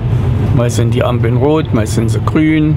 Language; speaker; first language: German; native; German